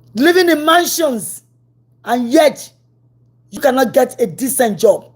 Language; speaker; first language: English; non-native, local second language; Yoruba